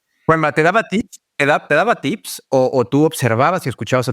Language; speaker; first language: Spanish; native; Spanish